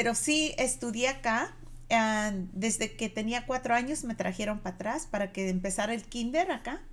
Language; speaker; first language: Spanish; native; Spanish